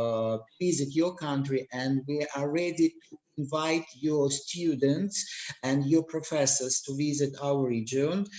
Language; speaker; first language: English; non-native, learner; Russian